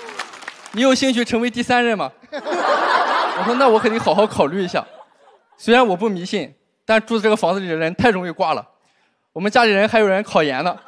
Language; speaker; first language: Chinese; native; Chinese